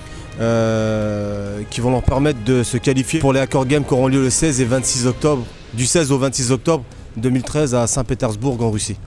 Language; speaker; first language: French; native; French